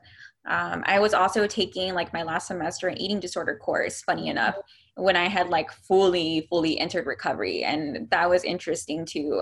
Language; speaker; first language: English; native; English